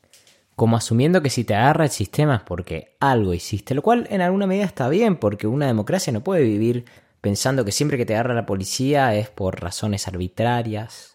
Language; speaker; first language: Spanish; native; Spanish